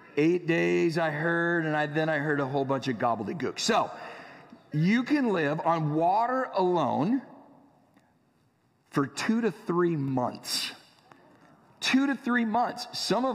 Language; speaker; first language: English; native; English